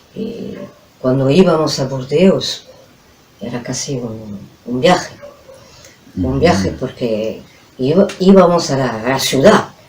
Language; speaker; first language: Spanish; non-native, fluent; French